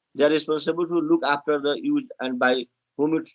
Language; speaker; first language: English; non-native, local second language; Nepali